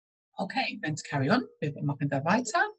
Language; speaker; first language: German; non-native, fluent; English